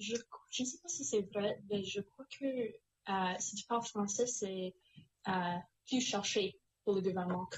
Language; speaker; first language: French; non-native, local second language; English